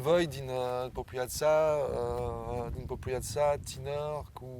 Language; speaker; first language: Romanian; non-native, learner; French